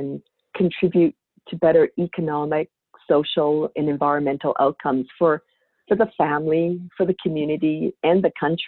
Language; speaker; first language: English; native; English